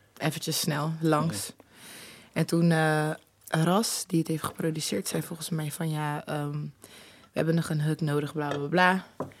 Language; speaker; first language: Dutch; native; Dutch